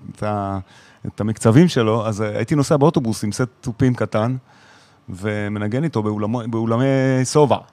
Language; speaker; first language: Hebrew; native; Hebrew